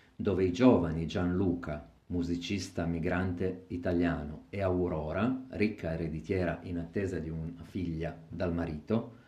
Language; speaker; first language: Italian; native; Italian